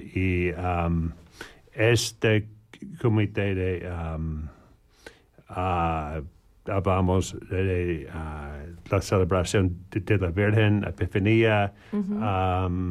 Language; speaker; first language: Spanish; non-native, learner; English